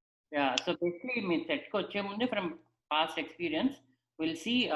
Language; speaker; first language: Telugu; native; Telugu